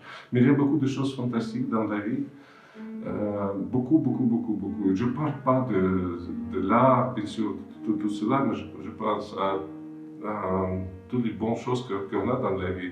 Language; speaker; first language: French; non-native, fluent; Russian